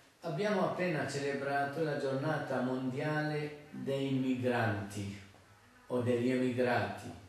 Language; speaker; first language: Italian; non-native, fluent; Arabic